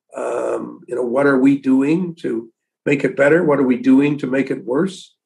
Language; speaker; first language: English; native; English